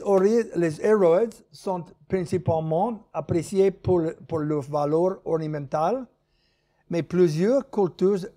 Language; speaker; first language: French; non-native, learner; English